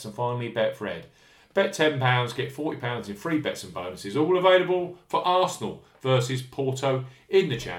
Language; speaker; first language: English; native; English